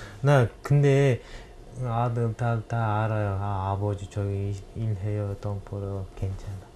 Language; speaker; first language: Korean; non-native, learner; Kyrgyz